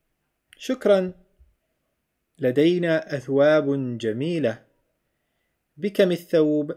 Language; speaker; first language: Arabic; non-native, fluent; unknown